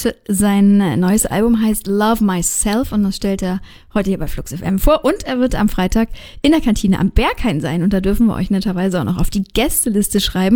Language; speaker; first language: German; native; German